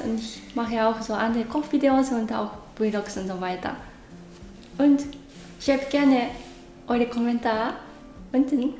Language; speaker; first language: German; non-native, learner; Japanese